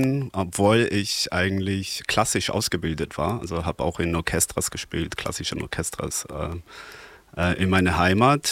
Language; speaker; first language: German; non-native, fluent; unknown